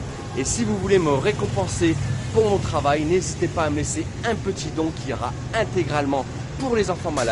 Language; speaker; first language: French; native; French